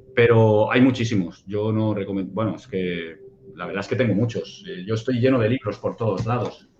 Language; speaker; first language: Spanish; native; Spanish